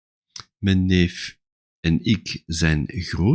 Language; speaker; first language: Dutch; non-native, fluent; French